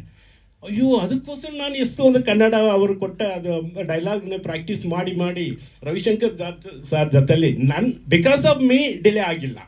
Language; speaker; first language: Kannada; non-native, learner; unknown